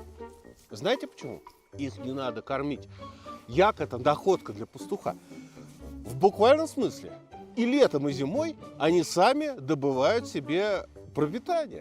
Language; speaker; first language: Russian; native; Russian